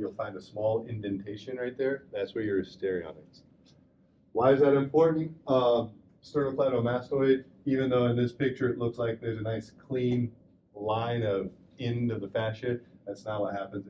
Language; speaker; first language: English; native; English